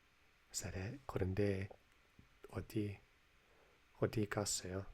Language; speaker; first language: Korean; non-native, learner; English